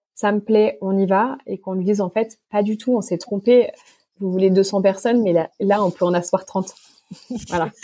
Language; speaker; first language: French; native; French